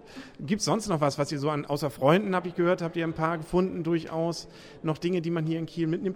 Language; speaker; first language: German; native; German